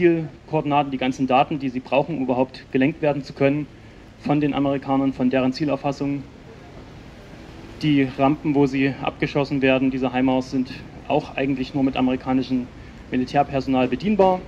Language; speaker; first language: German; native; German